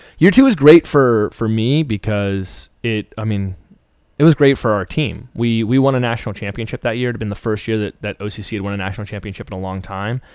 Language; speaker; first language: English; early bilingual, other home language; Persian